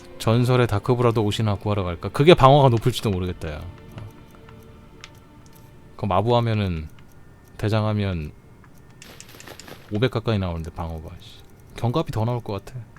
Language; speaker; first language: Korean; native; Korean